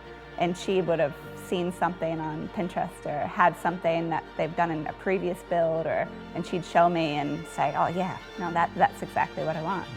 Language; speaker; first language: English; native; English